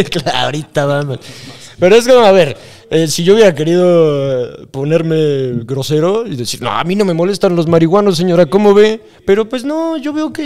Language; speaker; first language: Spanish; native; Spanish